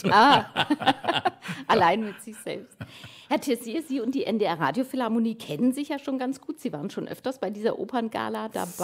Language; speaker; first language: German; native; German